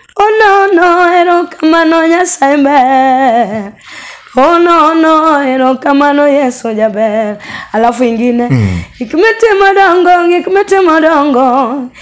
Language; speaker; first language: Swahili; non-native, local second language; Luo (Kenya and Tanzania)